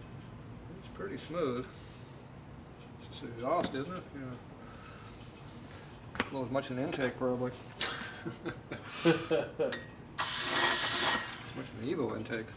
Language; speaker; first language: English; native; English